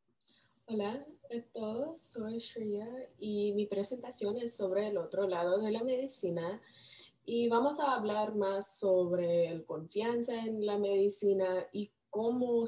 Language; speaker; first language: Spanish; non-native, learner; English